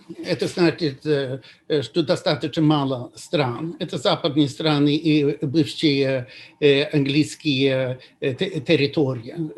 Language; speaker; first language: Russian; non-native, fluent; Swedish